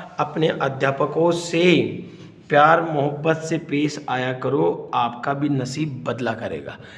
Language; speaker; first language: Hindi; native; Hindi